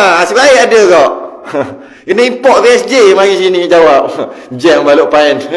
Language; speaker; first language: Malay; native; Malay